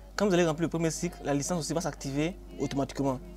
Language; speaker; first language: French; non-native, local second language; Akan